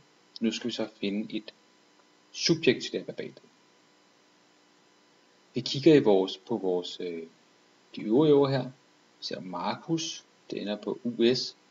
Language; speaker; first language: Danish; native; Danish